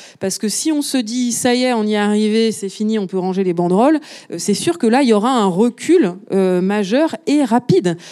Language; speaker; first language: French; native; French